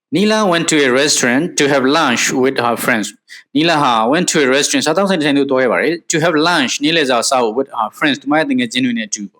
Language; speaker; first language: English; non-native, fluent; Burmese